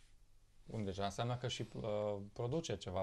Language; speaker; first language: Romanian; native; Romanian